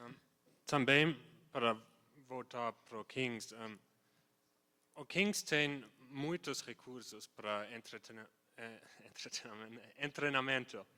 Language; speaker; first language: Portuguese; non-native, fluent; German